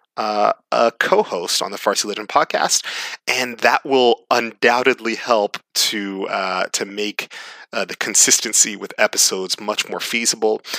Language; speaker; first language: English; native; English